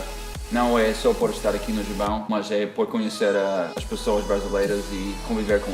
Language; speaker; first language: Portuguese; non-native, fluent; English